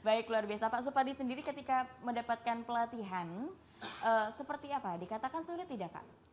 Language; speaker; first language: Indonesian; native; Indonesian